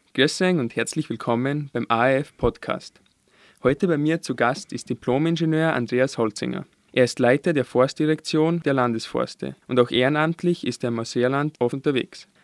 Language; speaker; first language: German; early bilingual, other home language; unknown